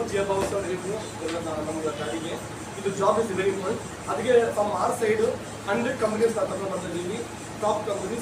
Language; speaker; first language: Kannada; non-native, local second language; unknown